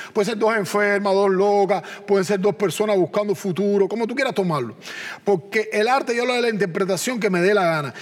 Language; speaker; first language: Spanish; native; Spanish